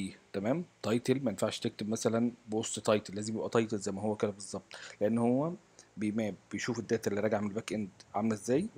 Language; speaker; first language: Arabic; native; Arabic